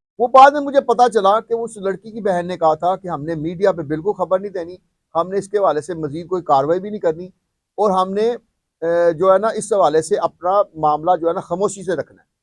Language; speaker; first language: Urdu; non-native, local second language; Punjabi